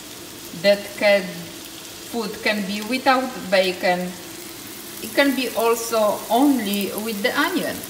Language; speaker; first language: English; non-native, learner; Polish